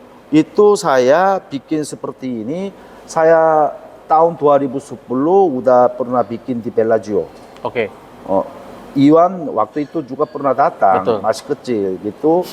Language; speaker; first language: Indonesian; non-native, learner; Korean